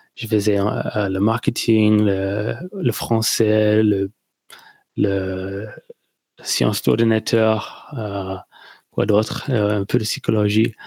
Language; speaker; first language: French; non-native, learner; English